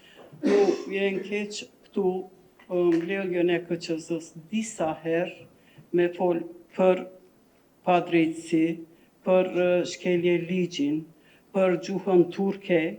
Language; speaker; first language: Albanian; non-native, local second language; Turkish